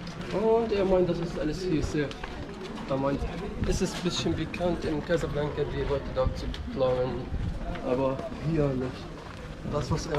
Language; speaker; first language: German; non-native, learner; Arabic